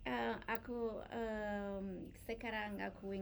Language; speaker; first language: Indonesian; non-native, learner; English